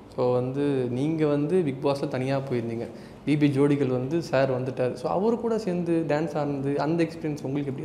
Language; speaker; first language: Tamil; native; Tamil